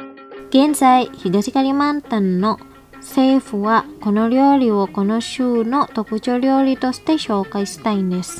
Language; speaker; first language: Japanese; non-native, fluent; Indonesian